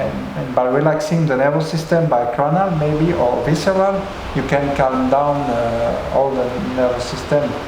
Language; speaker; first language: English; non-native, learner; French